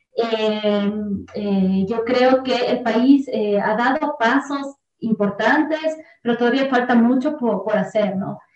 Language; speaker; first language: Spanish; native; Spanish